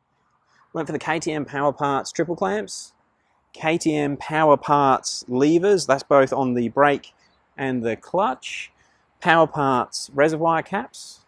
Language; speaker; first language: English; native; English